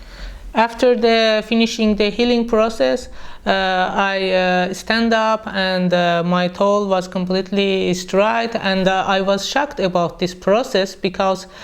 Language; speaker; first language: English; non-native, learner; Persian